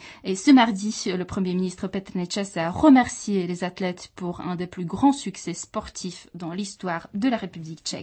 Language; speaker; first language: French; non-native, fluent; Czech